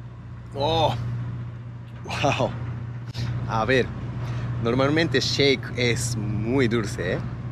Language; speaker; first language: Spanish; non-native, fluent; Japanese